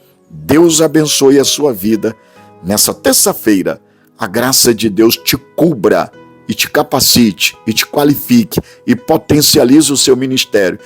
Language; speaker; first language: Portuguese; native; Portuguese